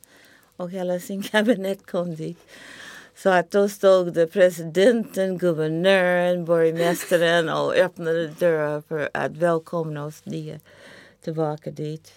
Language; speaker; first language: Swedish; non-native, fluent; English